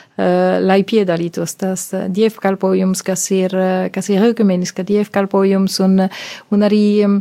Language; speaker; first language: Latvian; non-native, fluent; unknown